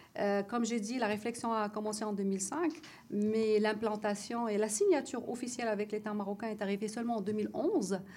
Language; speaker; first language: French; non-native, local second language; Arabic